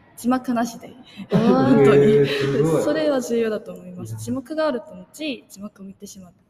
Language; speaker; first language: Japanese; non-native, fluent; Korean